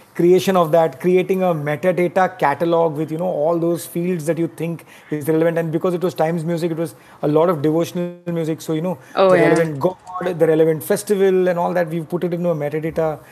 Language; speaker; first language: English; non-native, local second language; Tamil